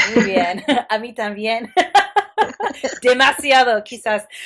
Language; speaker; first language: Spanish; non-native, fluent; English